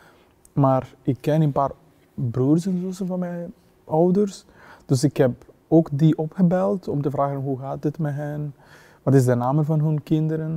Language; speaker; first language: Dutch; non-native, fluent; Kinyarwanda